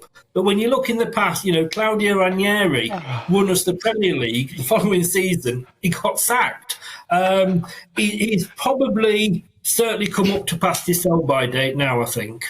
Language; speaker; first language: English; native; English